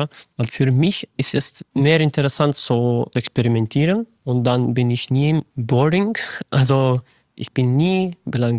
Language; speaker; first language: German; non-native, fluent; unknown